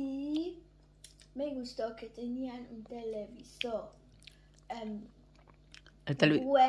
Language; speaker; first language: Spanish; early bilingual, heritage; German